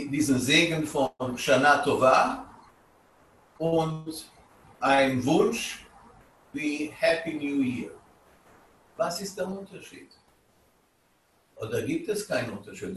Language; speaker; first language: German; non-native, fluent; Hebrew